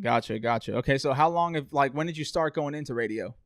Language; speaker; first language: English; native; English